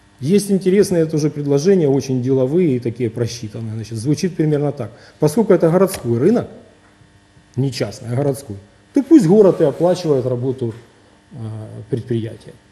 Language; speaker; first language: Russian; native; Russian